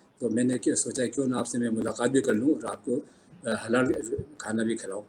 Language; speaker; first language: Urdu; native; Urdu